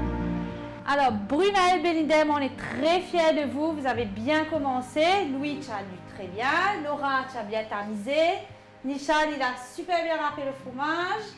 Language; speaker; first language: French; native; French